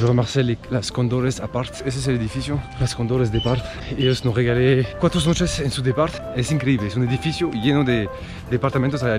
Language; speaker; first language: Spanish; non-native, fluent; French